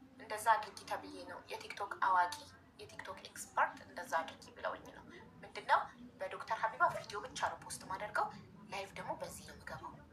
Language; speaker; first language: Amharic; native; Amharic